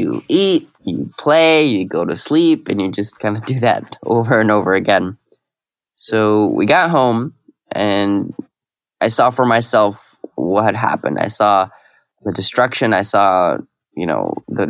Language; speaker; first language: English; early bilingual, other home language; Arabic